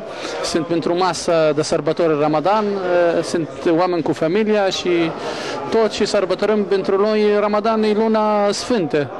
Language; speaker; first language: Romanian; non-native, learner; Arabic